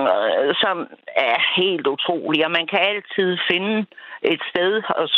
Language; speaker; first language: Danish; native; Danish